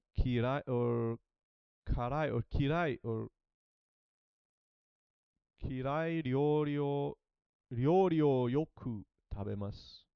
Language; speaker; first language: Japanese; non-native, learner; English